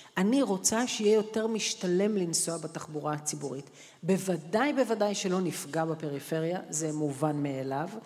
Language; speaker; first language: Hebrew; native; Hebrew